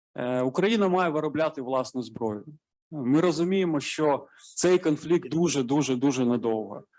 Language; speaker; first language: Ukrainian; native; Ukrainian